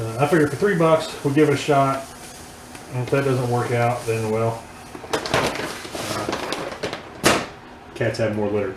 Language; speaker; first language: English; native; English